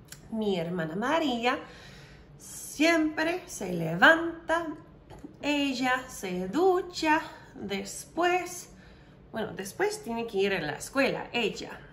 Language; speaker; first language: Spanish; non-native, fluent; English